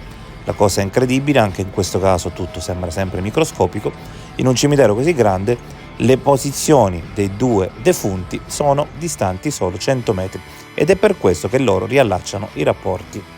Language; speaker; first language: Italian; native; Italian